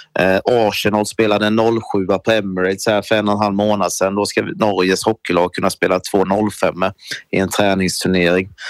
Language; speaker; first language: Swedish; native; Swedish